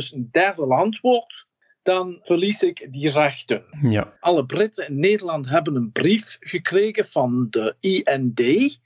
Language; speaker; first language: Dutch; non-native, fluent; English